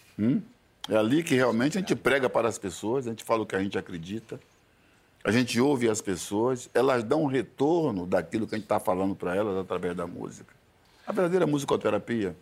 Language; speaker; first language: Portuguese; native; Portuguese